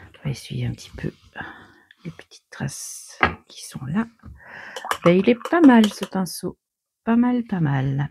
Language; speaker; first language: French; native; French